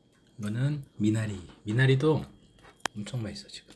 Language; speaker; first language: Korean; native; Korean